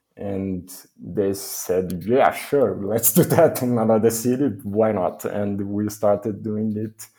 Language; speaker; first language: English; non-native, fluent; Portuguese